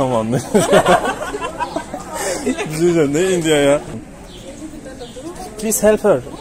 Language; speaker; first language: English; non-native, learner; Turkish